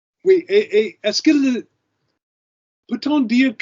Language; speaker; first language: French; non-native, fluent; English